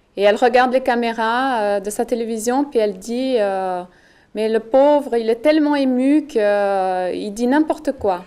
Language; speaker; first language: French; native; French